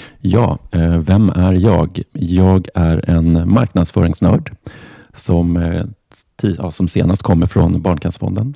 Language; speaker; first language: Swedish; native; Swedish